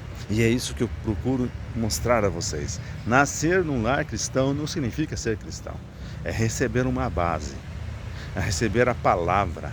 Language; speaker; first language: Portuguese; native; Portuguese